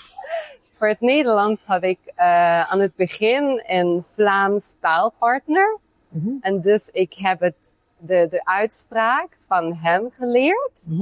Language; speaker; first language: Dutch; non-native, fluent; Polish